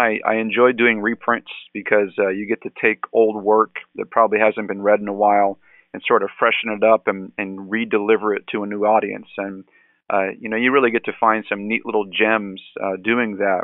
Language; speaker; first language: English; native; English